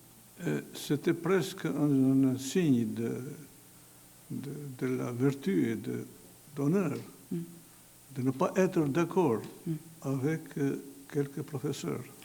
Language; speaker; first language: French; non-native, fluent; Albanian